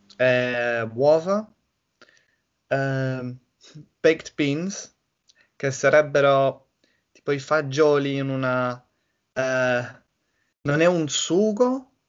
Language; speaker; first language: Italian; non-native, learner; English